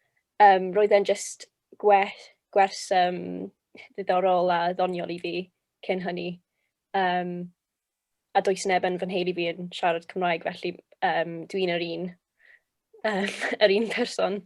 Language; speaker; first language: Welsh; non-native, local second language; English